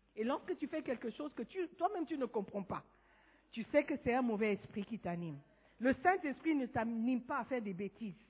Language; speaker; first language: French; non-native, fluent; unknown